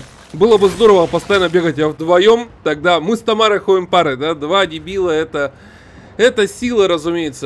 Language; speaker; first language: Russian; native; Russian